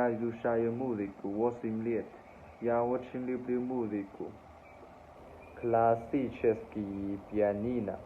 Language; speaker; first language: Russian; non-native, learner; Chinese